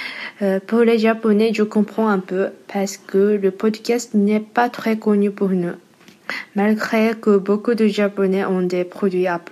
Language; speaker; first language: French; non-native, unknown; Japanese